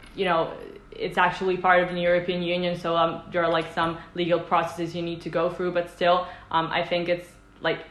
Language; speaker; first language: English; non-native, fluent; Italian